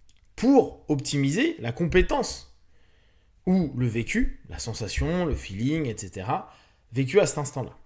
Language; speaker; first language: French; native; French